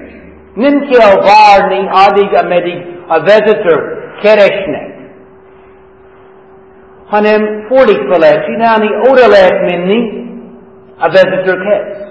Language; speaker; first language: Hungarian; non-native, fluent; English